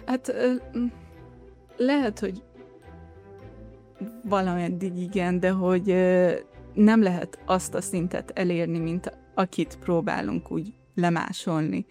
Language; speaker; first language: Hungarian; early bilingual, heritage; Hungarian